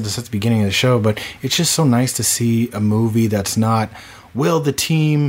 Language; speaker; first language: English; native; English